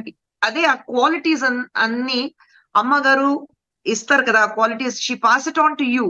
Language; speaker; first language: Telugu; non-native, local second language; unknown